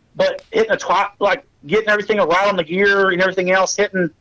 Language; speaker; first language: English; native; English